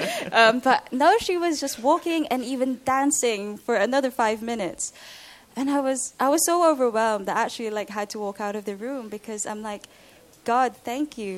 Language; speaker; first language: English; non-native, local second language; Filipino